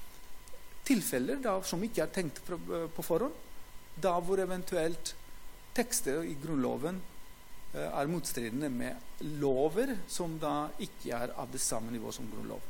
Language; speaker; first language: Norwegian; non-native, fluent; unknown